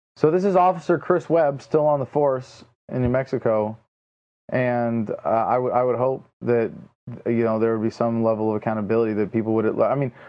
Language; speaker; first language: English; native; English